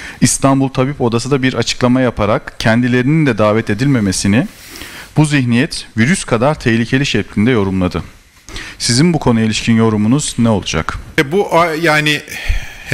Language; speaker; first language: Turkish; native; Turkish